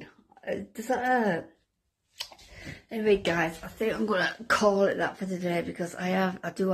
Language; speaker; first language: English; native; English